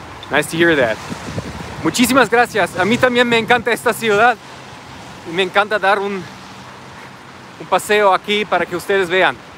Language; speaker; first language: Spanish; non-native, fluent; German